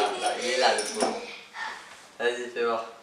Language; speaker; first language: French; native; French